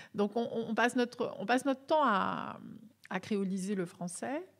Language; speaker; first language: French; native; French